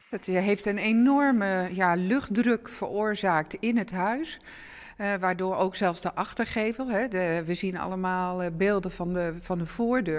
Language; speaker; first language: Dutch; native; Dutch